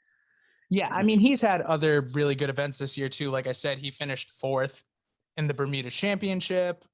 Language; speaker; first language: English; native; English